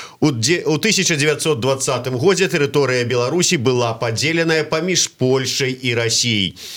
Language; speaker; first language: Belarusian; native; Belarusian